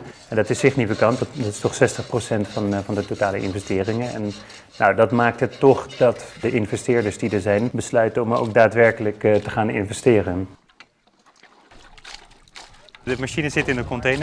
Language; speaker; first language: Dutch; native; Dutch